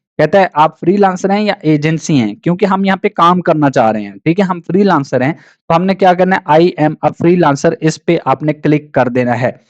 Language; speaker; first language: Urdu; non-native, local second language; Punjabi